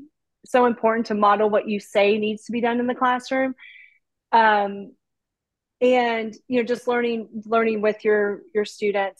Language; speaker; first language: English; native; English